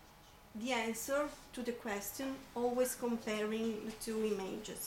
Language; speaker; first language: English; non-native, fluent; Italian